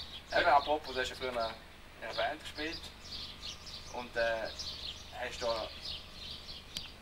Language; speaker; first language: German; native; German